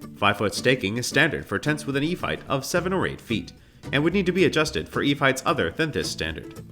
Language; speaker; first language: English; native; English